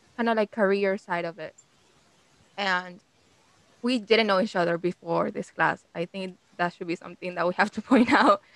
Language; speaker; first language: English; non-native, fluent; Spanish